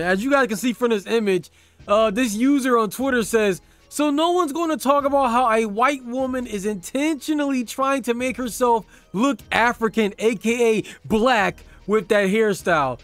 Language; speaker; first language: English; native; English